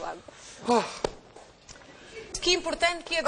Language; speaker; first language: Portuguese; native; Portuguese